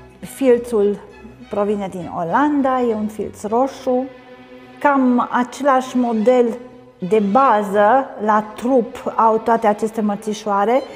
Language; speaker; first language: Romanian; non-native, local second language; Hungarian